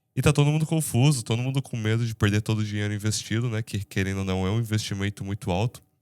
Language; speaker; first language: Portuguese; native; Portuguese